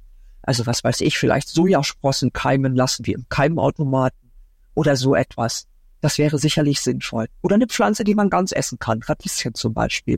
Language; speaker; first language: German; native; German